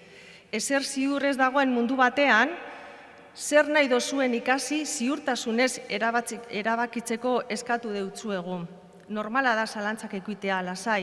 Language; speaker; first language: Basque; native; Basque